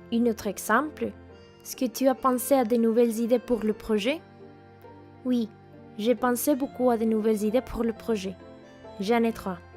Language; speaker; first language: French; non-native, fluent; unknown